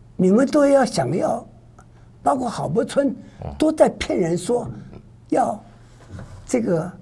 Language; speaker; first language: Chinese; native; Chinese